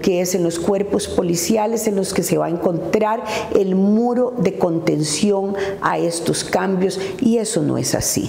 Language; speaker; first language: Spanish; native; Spanish